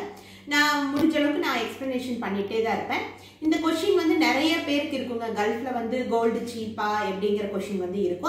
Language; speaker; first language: Tamil; native; Tamil